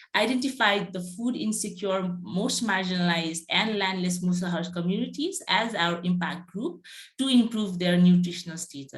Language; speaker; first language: English; non-native, local second language; Nepali